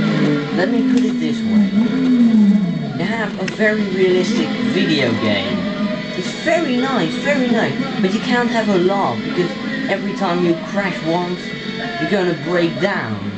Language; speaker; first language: English; non-native, fluent; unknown